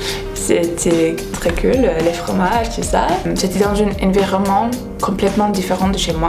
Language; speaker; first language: French; non-native, fluent; English